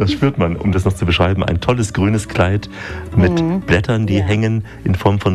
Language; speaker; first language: German; native; German